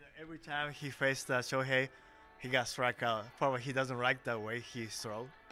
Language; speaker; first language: English; non-native, fluent; Japanese